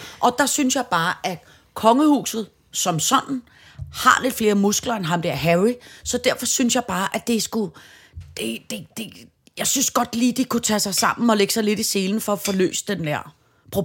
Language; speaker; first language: Danish; native; Danish